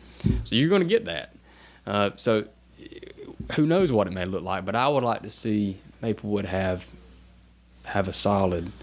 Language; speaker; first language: English; native; English